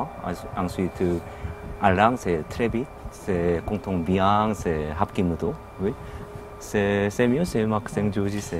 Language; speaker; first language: French; non-native, learner; Korean